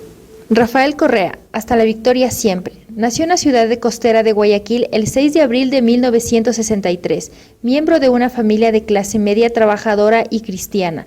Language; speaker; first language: Spanish; native; Spanish